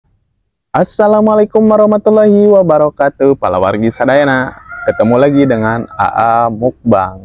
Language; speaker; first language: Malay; non-native, local second language; Sundanese